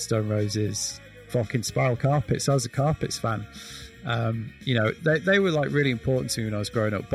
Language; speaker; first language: English; native; English